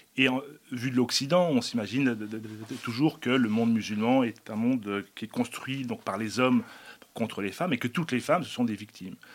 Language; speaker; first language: French; native; French